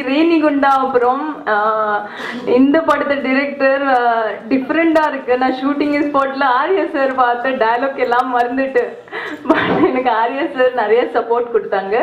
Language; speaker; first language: Tamil; non-native, learner; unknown